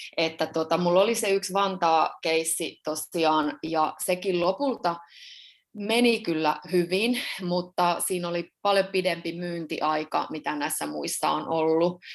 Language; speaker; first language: Finnish; native; Finnish